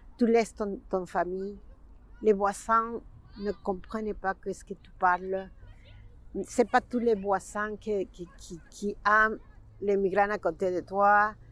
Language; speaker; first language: French; non-native, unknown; Spanish